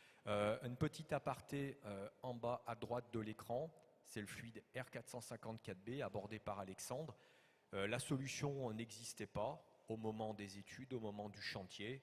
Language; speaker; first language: French; native; French